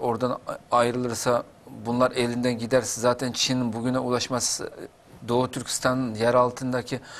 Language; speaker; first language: Turkish; non-native, fluent; Uyghur